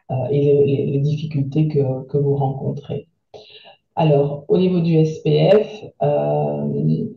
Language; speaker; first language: French; native; French